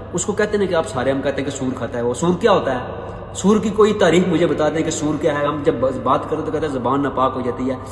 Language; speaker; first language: Urdu; non-native, local second language; Punjabi